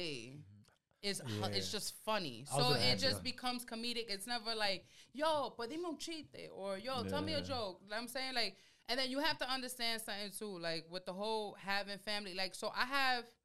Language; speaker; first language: English; early bilingual, other home language; Spanish